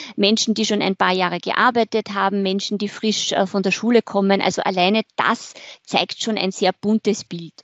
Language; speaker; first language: German; native; German